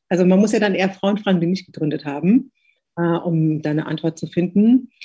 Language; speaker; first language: German; early bilingual, other home language; Tigrinya